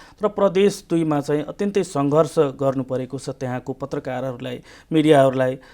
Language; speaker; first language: Nepali; non-native, local second language; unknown